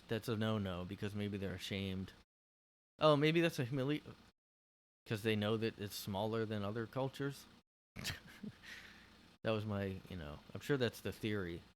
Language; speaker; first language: English; native; English